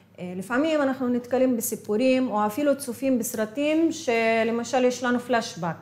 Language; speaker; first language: Hebrew; non-native, local second language; Arabic